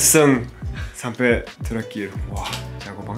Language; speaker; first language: Indonesian; non-native, learner; Japanese